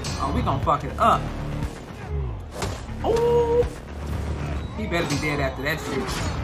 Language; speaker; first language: English; native; English